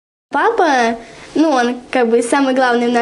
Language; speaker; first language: Russian; native; Russian